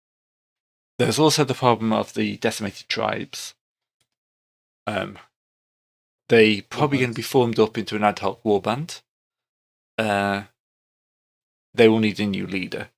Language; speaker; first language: English; native; English